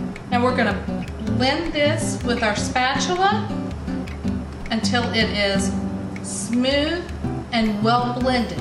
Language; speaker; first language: English; native; English